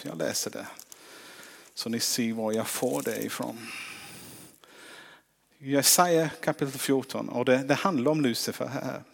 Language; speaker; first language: Swedish; non-native, fluent; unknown